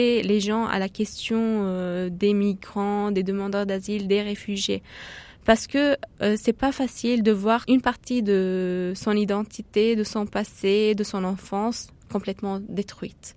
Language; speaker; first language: French; non-native, fluent; Arabic